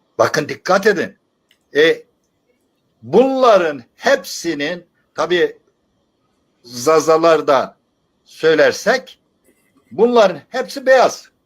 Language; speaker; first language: Turkish; non-native, local second language; Zaza